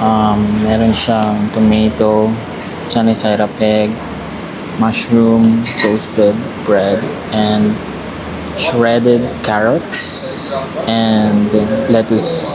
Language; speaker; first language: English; non-native, local second language; Filipino